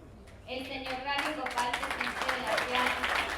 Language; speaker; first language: Spanish; native; Spanish